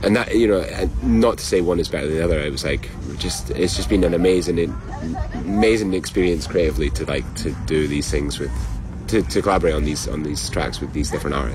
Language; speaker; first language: English; native; English